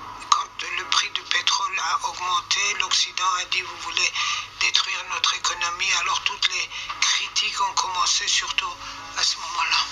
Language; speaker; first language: French; non-native, fluent; Persian